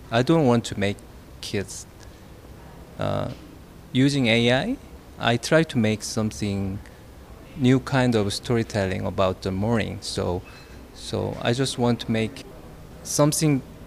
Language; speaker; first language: English; non-native, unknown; Korean